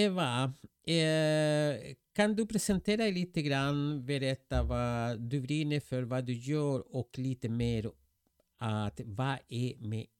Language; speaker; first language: Swedish; non-native, fluent; Spanish